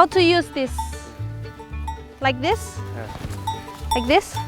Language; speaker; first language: English; non-native, learner; Indonesian